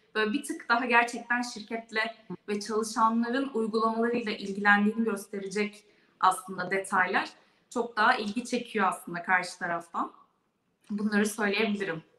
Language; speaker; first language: Turkish; native; Turkish